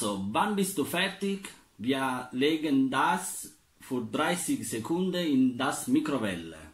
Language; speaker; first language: German; non-native, learner; Italian